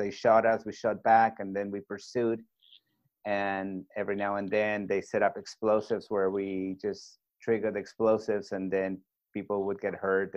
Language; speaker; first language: English; non-native, fluent; Spanish